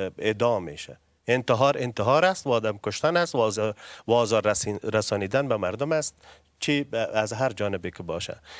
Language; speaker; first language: Persian; native; Persian